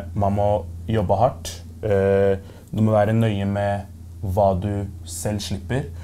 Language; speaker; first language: Norwegian; early bilingual, other home language; Arabic